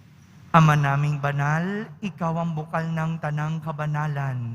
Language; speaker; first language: Filipino; native; Filipino